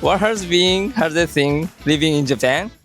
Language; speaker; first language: English; non-native, learner; Japanese